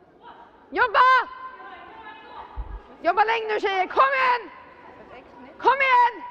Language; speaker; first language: Swedish; native; Swedish